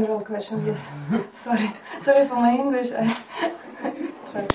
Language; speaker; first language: English; non-native, learner; Russian